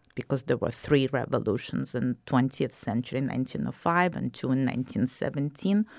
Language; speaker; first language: English; non-native, fluent; Russian